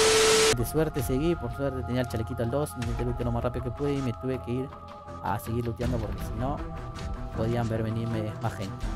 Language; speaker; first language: Spanish; native; Spanish